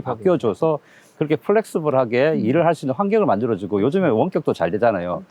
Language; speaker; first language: Korean; native; Korean